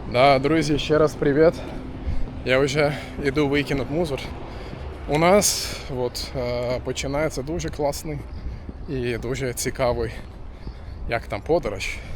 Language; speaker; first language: Ukrainian; non-native, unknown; Turkish